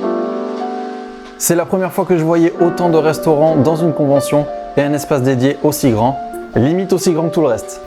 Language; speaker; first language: French; native; French